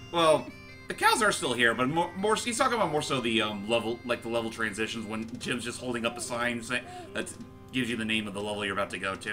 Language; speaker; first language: English; native; English